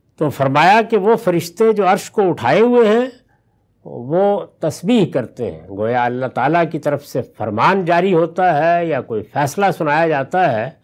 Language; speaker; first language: Urdu; non-native, local second language; Punjabi